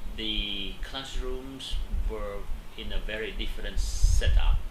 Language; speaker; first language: English; non-native, fluent; Khmer